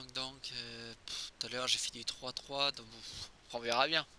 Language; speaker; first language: French; native; French